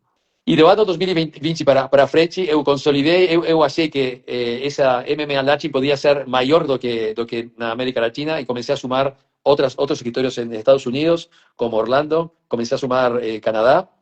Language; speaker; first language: Portuguese; non-native, fluent; Spanish